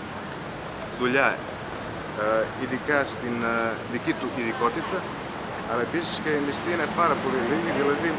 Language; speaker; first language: Greek; non-native, fluent; Serbian